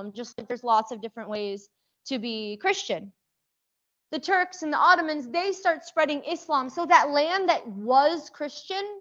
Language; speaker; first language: English; early bilingual, other home language; Persian